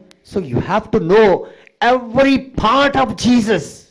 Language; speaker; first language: English; non-native, local second language; Telugu